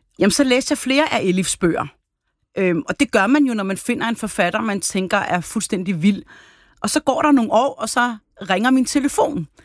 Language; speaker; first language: Danish; early bilingual, other home language; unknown